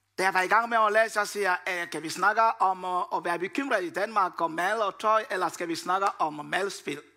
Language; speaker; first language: Danish; non-native, fluent; Lingala